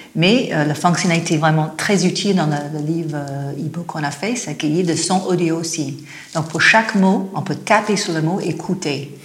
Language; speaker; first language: French; non-native, fluent; English